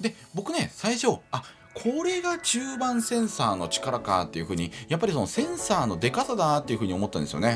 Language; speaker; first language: Japanese; native; Japanese